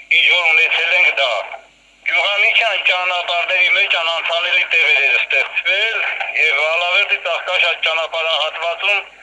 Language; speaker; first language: Armenian; native; Armenian